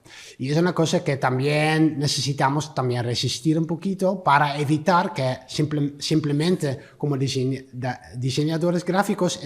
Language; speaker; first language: Spanish; non-native, learner; Dutch